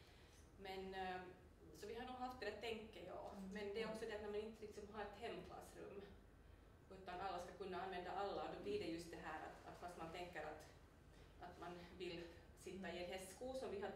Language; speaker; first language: Swedish; native; Swedish